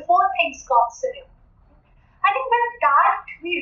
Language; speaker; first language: English; non-native, local second language; Hindi